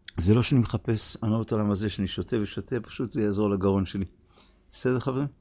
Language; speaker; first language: Hebrew; native; Hebrew